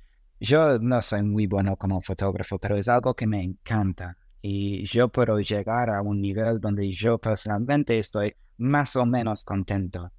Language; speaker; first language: Spanish; non-native, fluent; English